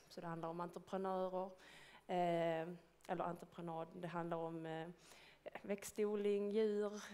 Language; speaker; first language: Swedish; native; Swedish